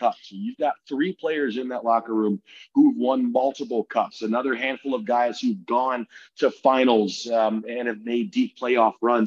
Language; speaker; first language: English; native; English